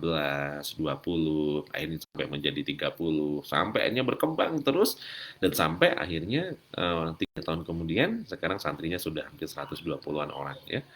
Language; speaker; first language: Indonesian; native; Indonesian